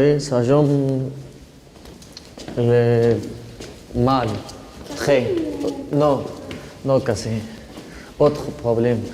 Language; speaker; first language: French; non-native, learner; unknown